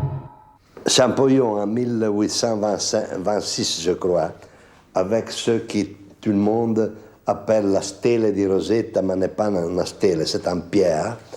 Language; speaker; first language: French; non-native, fluent; Italian